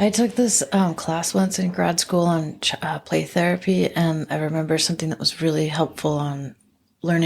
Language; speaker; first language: English; native; English